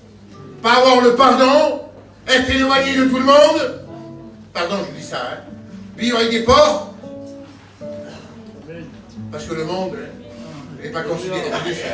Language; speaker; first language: French; native; French